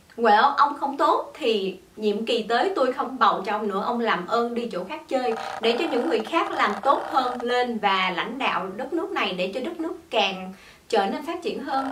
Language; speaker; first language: Vietnamese; early bilingual, heritage; Vietnamese